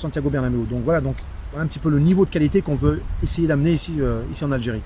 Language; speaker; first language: French; non-native, local second language; Arabic